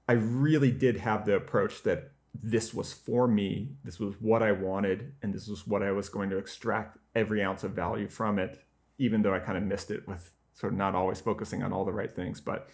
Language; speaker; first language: English; native; English